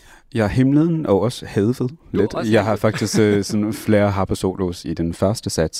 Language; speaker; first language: Danish; non-native, fluent; English